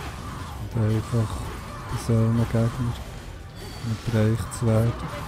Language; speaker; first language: German; native; German